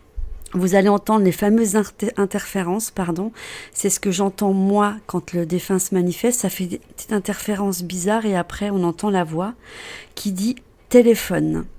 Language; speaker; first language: French; native; French